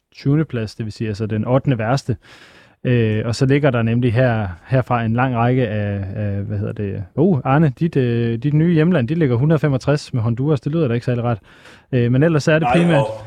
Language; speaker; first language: Danish; native; Danish